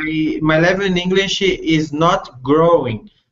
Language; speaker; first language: English; non-native, learner; Portuguese